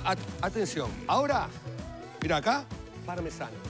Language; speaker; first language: Spanish; native; Spanish